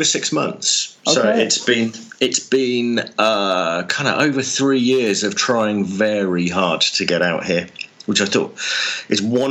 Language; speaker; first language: English; native; English